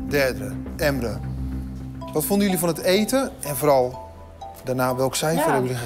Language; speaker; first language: Dutch; native; Dutch